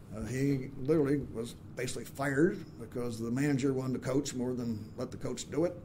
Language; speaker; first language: English; native; English